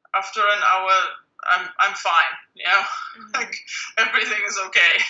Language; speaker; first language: English; non-native, fluent; German